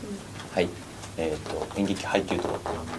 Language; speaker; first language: Japanese; native; Japanese